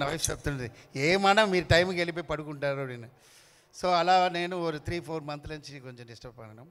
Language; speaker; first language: Telugu; non-native, learner; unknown